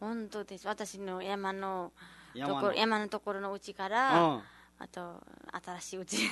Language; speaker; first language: Japanese; non-native, learner; Nepali